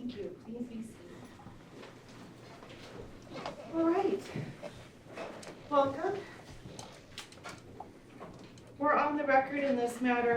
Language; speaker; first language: English; native; English